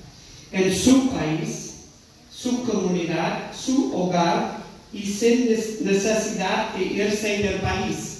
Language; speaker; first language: Spanish; non-native, fluent; English